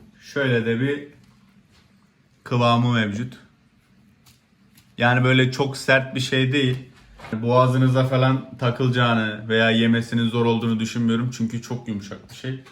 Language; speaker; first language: Turkish; native; Turkish